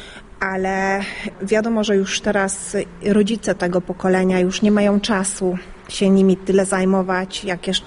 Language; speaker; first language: Polish; early bilingual, heritage; Polish